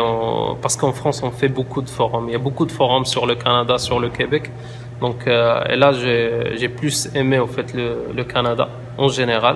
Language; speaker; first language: French; non-native, local second language; Arabic